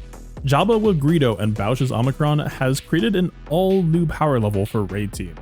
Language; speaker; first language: English; native; English